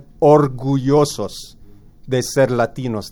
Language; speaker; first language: Spanish; non-native, fluent; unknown